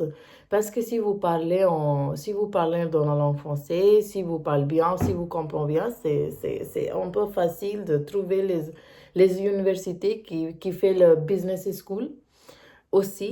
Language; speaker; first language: French; non-native, learner; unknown